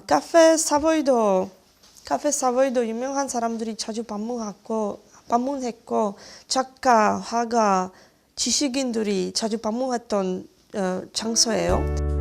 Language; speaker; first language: Korean; non-native, fluent; Czech